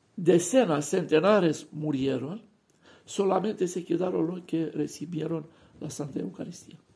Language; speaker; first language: Spanish; non-native, fluent; Romanian